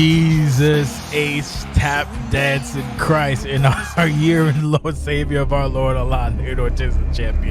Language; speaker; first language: English; native; English